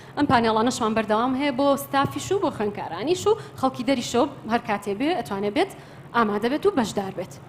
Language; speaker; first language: Central Kurdish; native; Central Kurdish